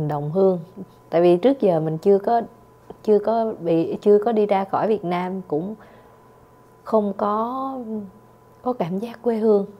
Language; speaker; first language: Vietnamese; native; Vietnamese